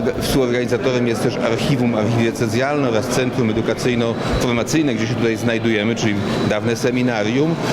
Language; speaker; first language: Polish; native; Polish